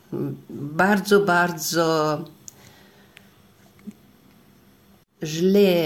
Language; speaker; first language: Polish; non-native, learner; Russian